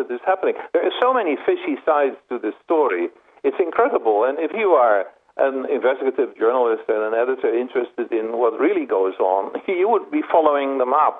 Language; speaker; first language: English; non-native, fluent; Dutch